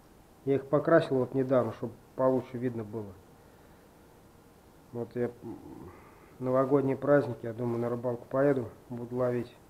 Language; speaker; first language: Russian; native; Russian